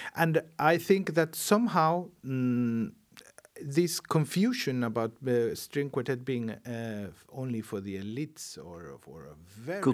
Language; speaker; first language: English; non-native, fluent; Spanish